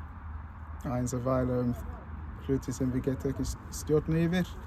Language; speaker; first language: Icelandic; non-native, learner; English